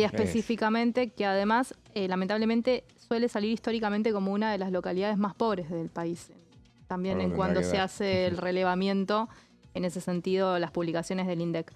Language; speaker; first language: Spanish; native; Spanish